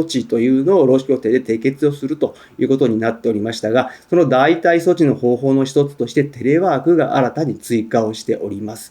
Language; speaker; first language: Japanese; native; Japanese